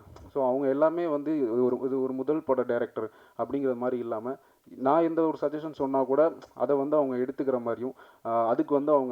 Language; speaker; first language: Tamil; native; Tamil